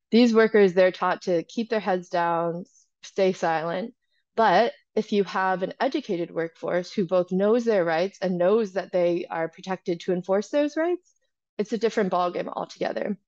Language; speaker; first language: English; native; English